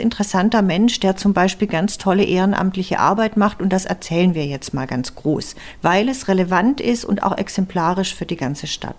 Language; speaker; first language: German; native; German